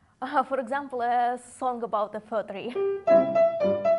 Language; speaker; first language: English; non-native, fluent; Russian